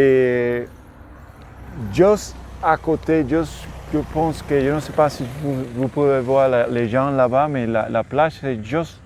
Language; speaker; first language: French; non-native, learner; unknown